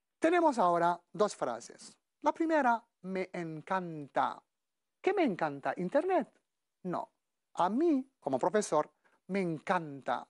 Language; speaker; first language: Spanish; non-native, fluent; Arabic